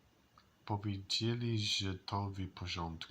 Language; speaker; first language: Polish; non-native, learner; English